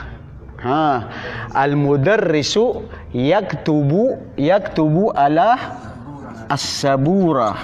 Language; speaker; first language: Arabic; non-native, fluent; Filipino